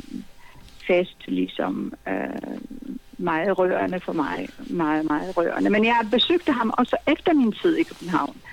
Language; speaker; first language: Danish; non-native, fluent; Polish